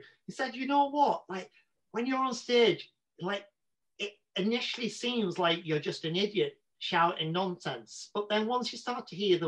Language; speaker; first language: English; native; English